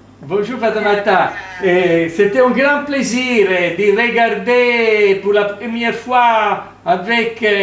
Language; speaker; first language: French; non-native, learner; Italian